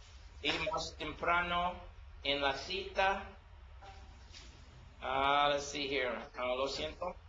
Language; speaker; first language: Spanish; non-native, learner; English